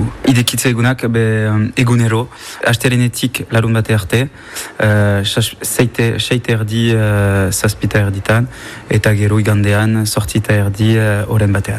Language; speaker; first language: Basque; non-native, local second language; French